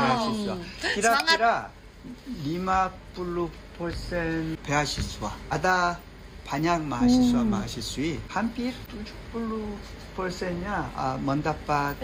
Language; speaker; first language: Indonesian; non-native, learner; Korean